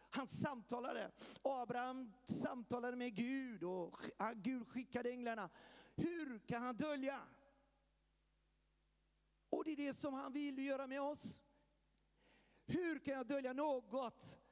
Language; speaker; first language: Swedish; early bilingual, heritage; Swedish